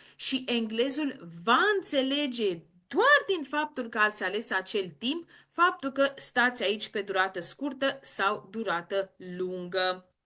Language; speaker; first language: Romanian; native; Romanian